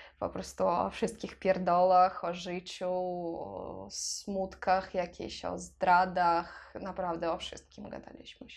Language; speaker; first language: Polish; non-native, learner; Russian